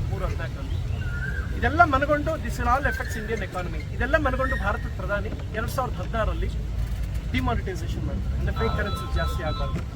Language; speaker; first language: Kannada; native; Kannada